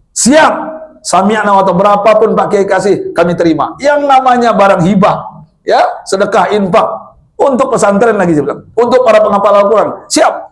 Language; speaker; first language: Indonesian; non-native, local second language; Minangkabau